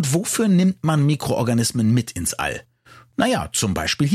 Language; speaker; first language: German; native; German